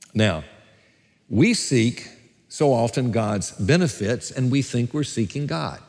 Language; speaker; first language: English; native; English